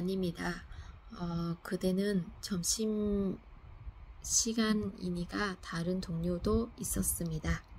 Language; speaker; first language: Korean; non-native, fluent; Vietnamese